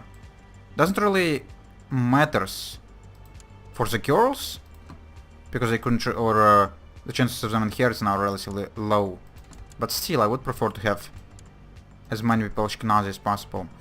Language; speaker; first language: English; non-native, fluent; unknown